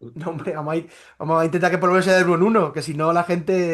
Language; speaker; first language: Spanish; native; Spanish